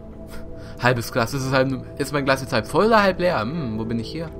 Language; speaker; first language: German; native; German